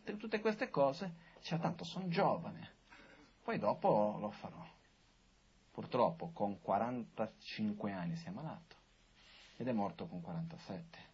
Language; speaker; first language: Italian; non-native, fluent; Portuguese